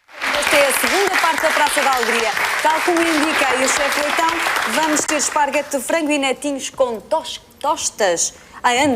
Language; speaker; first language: Portuguese; native; Portuguese